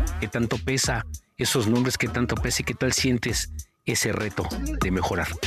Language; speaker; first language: Spanish; native; Spanish